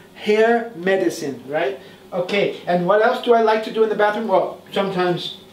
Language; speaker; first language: English; native; English